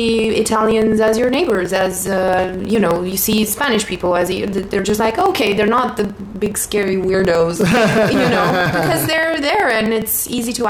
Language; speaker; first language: English; non-native, fluent; Romanian